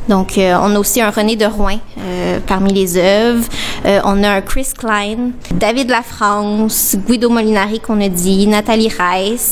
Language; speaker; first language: French; native; French